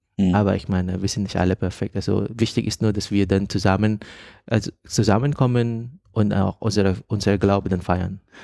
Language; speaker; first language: German; non-native, fluent; Filipino